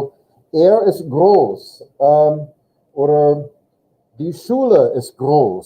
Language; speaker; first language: German; non-native, fluent; English